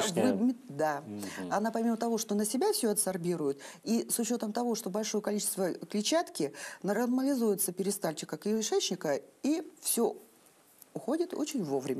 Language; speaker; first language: Russian; native; Russian